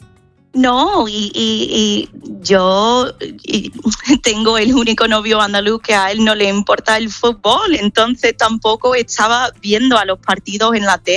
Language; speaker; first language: Spanish; non-native, fluent; English